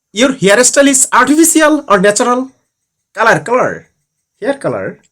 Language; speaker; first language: English; non-native, learner; Bangla